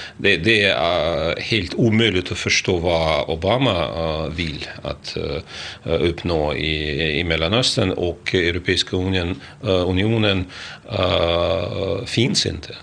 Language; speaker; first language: Swedish; non-native, fluent; Russian